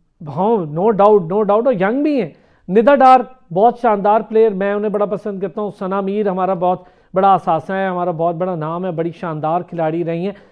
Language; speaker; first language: Urdu; native; Urdu